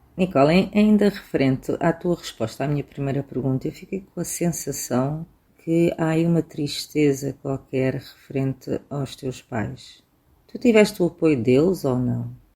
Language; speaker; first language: Portuguese; native; Portuguese